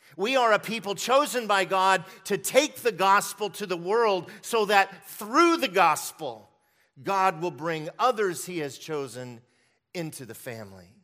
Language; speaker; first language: English; early bilingual, other home language; Hungarian